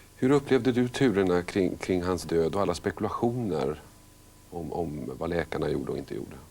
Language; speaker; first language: Swedish; native; Swedish